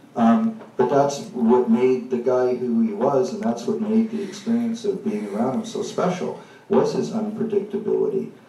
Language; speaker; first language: English; native; English